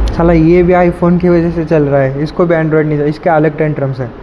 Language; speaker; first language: Hindi; non-native, local second language; Marathi